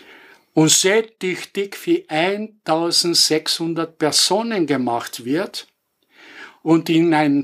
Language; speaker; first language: German; non-native, fluent; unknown